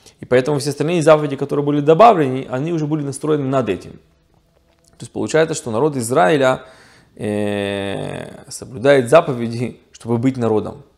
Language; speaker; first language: Russian; early bilingual, heritage; Russian